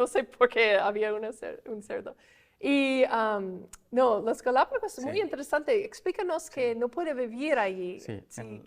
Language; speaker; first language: Spanish; non-native, fluent; English